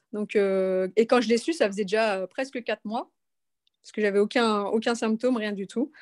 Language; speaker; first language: French; native; French